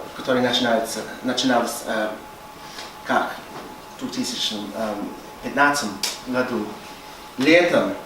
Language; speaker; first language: Russian; non-native, fluent; English